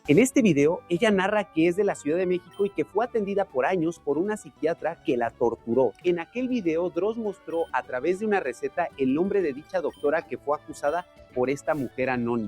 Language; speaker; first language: Spanish; native; Spanish